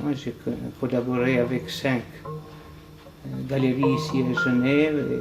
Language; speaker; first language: French; non-native, fluent; Albanian